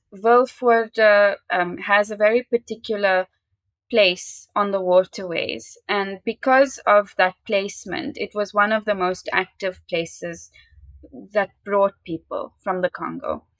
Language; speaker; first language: English; native; English